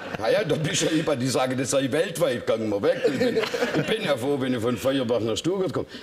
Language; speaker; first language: German; native; German